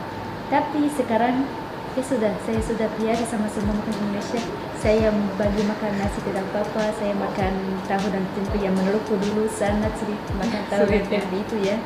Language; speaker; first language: Indonesian; non-native, learner; Arabic